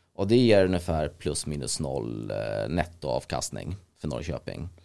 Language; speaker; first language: Swedish; early bilingual, other home language; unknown